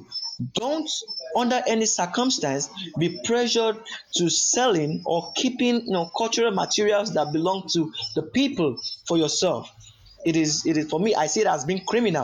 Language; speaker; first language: English; non-native, local second language; Yoruba